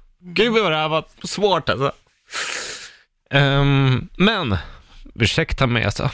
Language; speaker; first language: Swedish; early bilingual, other home language; Spanish